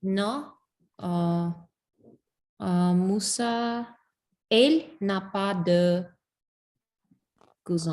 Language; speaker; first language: French; non-native, learner; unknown